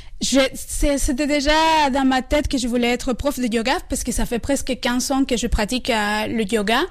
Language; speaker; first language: French; non-native, fluent; Spanish